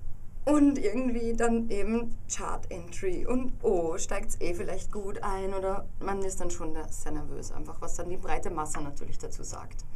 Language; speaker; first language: German; native; German